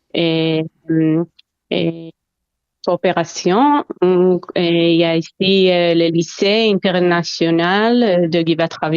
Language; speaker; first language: French; non-native, learner; Hebrew